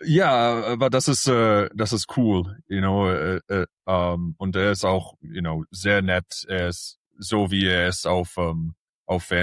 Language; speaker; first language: German; early bilingual, heritage; English